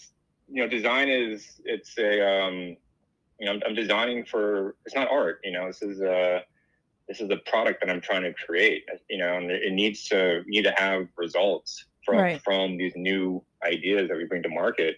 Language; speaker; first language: English; native; English